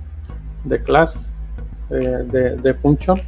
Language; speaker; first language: English; non-native, fluent; Spanish